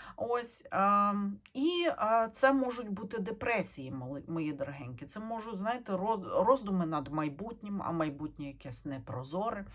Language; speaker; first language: Ukrainian; non-native, local second language; Russian